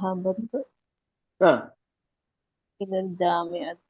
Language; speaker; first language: Arabic; non-native, learner; Malayalam